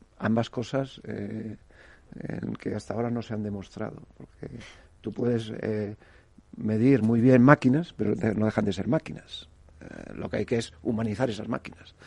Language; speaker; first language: Spanish; native; Spanish